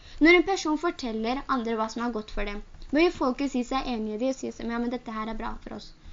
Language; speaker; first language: Norwegian; early bilingual, other home language; Urdu